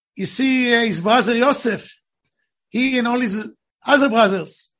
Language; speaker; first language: English; non-native, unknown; Hebrew